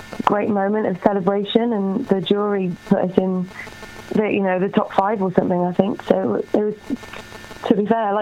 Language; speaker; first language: English; native; English